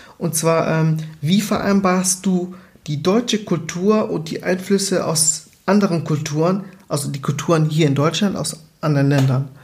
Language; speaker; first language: German; early bilingual, other home language; Portuguese